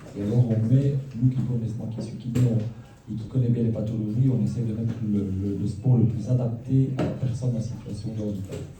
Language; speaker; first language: French; native; French